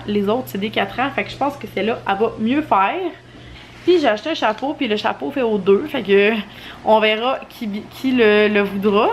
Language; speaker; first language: French; native; French